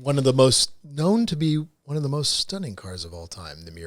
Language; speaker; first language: English; native; English